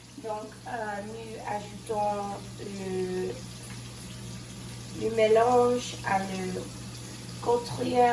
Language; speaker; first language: French; non-native, learner; English